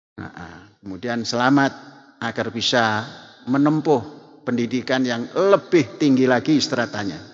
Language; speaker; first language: Indonesian; non-native, local second language; Javanese